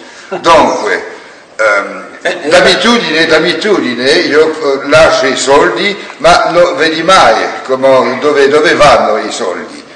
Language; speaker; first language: Italian; non-native, learner; French